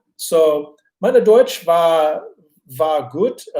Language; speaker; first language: German; non-native, learner; English